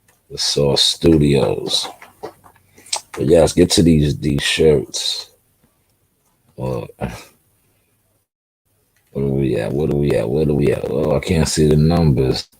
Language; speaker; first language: English; native; English